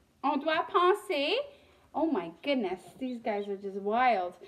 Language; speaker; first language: English; native; English